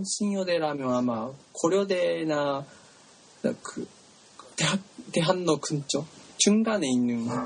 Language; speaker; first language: Korean; non-native, learner; Japanese